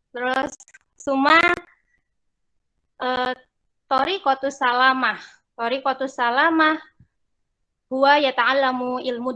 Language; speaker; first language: Arabic; non-native, learner; Indonesian